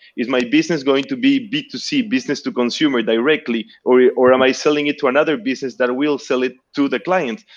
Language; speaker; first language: English; non-native, fluent; Spanish